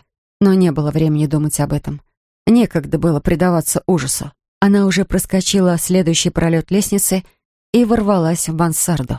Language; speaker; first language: Russian; native; Russian